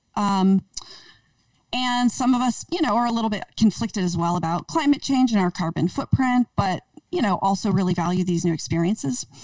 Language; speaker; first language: English; native; English